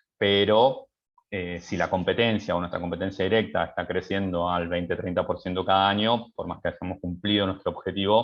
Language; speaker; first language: Spanish; native; Spanish